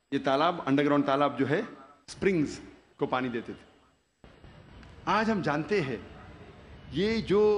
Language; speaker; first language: Hindi; non-native, local second language; Konkani